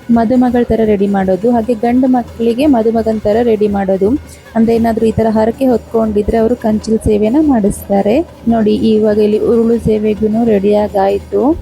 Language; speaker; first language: Kannada; native; Kannada